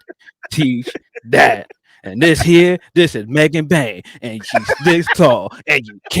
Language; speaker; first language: English; native; English